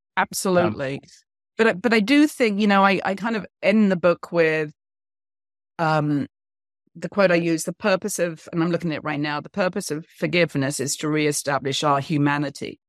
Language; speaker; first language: English; native; English